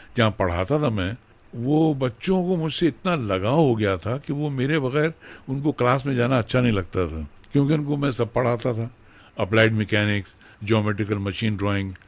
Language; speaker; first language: Hindi; native; Hindi